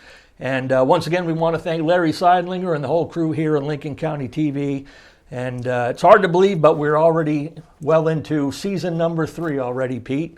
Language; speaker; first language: English; native; English